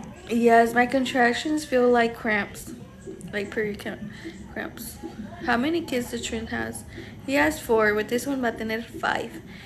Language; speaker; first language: English; early bilingual, other home language; Spanish